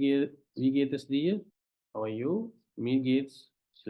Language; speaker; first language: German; non-native, fluent; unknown